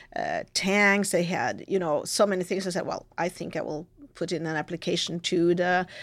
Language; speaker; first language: English; non-native, fluent; Norwegian